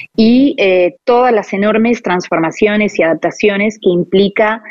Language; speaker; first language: Spanish; non-native, fluent; French